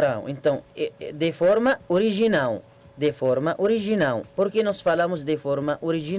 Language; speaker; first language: Portuguese; non-native, learner; Arabic